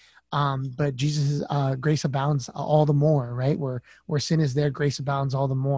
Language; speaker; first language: English; native; English